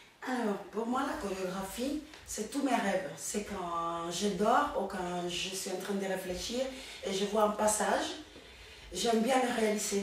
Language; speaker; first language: French; non-native, fluent; Spanish